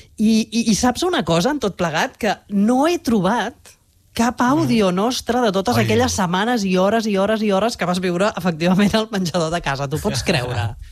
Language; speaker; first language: Catalan; native; Catalan